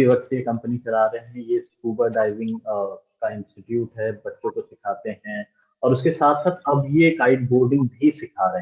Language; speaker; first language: Hindi; native; Hindi